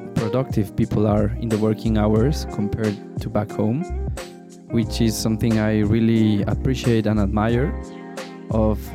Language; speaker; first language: English; non-native, fluent; Spanish